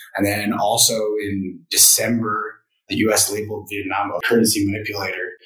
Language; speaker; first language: English; native; English